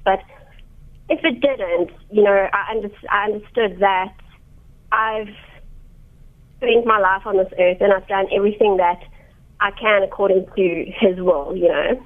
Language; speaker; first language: English; native; English